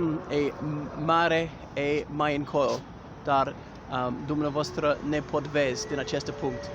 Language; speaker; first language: Romanian; non-native, learner; English